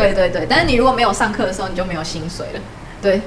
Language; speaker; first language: Chinese; native; Chinese